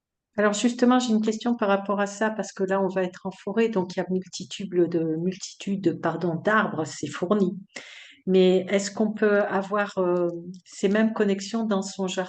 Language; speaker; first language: French; native; French